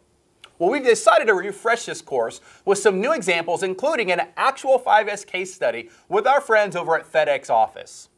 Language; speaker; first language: English; native; English